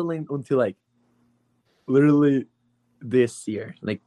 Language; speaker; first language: English; non-native, fluent; Spanish